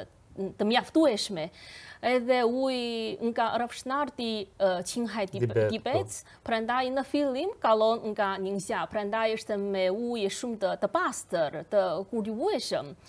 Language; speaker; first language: Albanian; non-native, fluent; Chinese